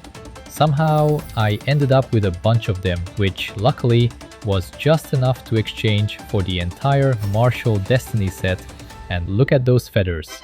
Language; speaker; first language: English; native; English